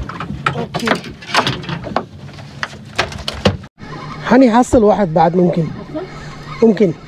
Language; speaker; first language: Arabic; non-native, learner; Bangla